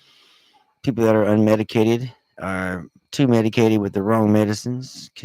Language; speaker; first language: English; native; English